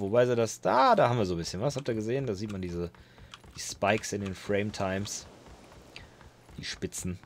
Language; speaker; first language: German; native; German